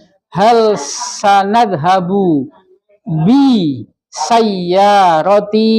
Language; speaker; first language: Arabic; non-native, fluent; Indonesian